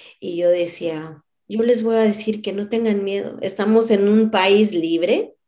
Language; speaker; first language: Spanish; non-native, local second language; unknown